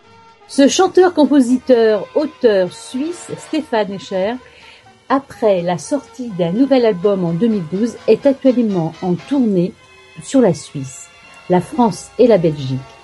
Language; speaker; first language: French; native; French